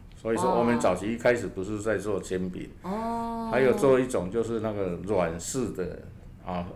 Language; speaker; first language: Chinese; native; Chinese